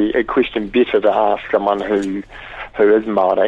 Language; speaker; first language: English; native; English